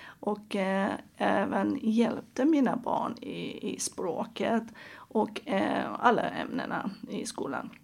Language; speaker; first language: Swedish; non-native, fluent; Persian